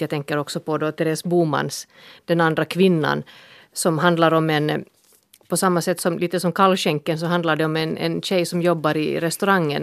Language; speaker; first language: Swedish; native; Swedish